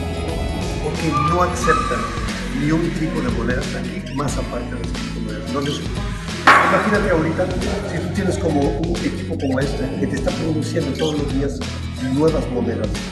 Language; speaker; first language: Spanish; non-native, fluent; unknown